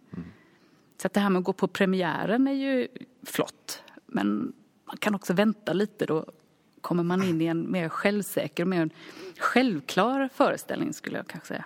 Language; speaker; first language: Swedish; early bilingual, other home language; Finnish